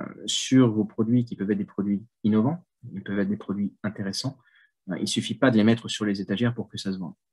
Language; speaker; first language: French; native; French